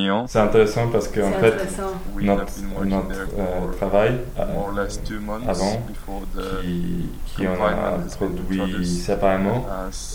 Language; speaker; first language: French; non-native, fluent; Polish